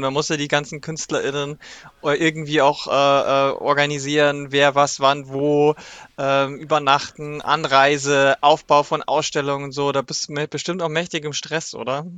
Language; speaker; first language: German; native; German